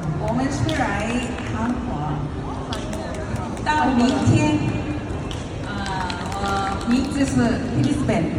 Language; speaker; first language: Chinese; non-native, learner; Korean